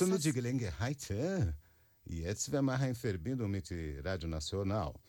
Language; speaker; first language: German; non-native, learner; Portuguese